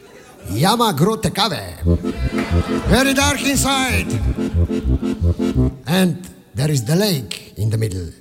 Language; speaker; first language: English; non-native, fluent; Slovenian